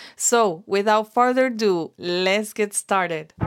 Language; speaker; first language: English; non-native, fluent; Spanish